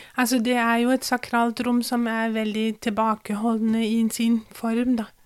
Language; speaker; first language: Norwegian; non-native, fluent; German